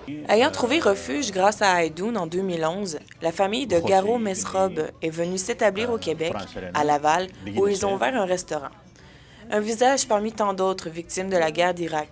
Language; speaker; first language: French; native; French